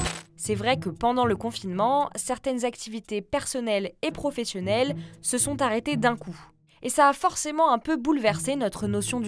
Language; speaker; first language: French; native; French